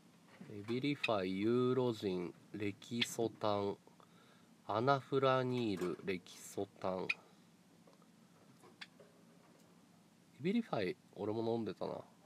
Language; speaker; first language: Japanese; native; Japanese